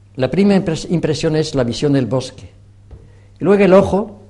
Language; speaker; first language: Spanish; non-native, fluent; French